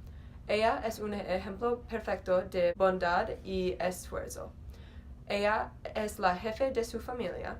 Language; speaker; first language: Spanish; non-native, learner; English